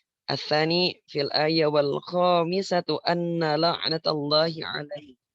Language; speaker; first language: Arabic; non-native, learner; Indonesian